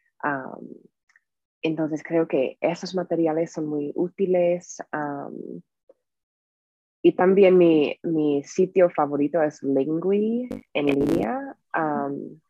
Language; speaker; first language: Spanish; non-native, fluent; English